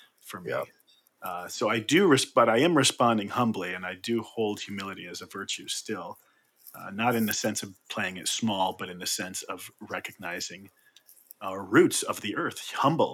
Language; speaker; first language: English; native; English